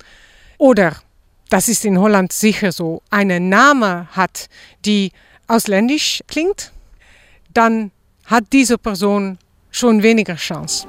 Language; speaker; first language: German; non-native, fluent; Dutch